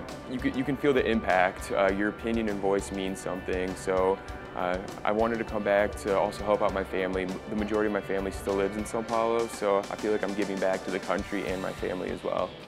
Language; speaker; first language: English; early bilingual, other home language; Portuguese